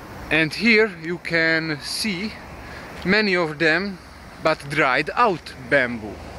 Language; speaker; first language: English; non-native, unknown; Hungarian